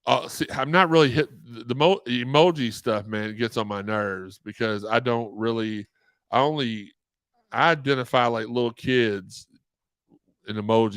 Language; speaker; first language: English; native; English